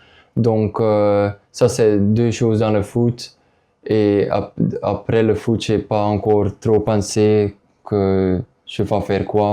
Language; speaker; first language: French; non-native, local second language; Dutch